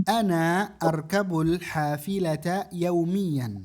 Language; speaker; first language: Arabic; non-native, fluent; Indonesian